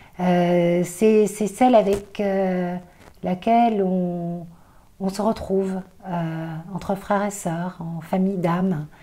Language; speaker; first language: French; native; French